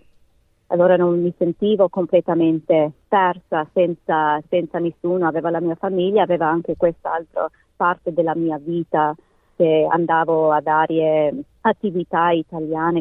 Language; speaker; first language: Italian; native; Italian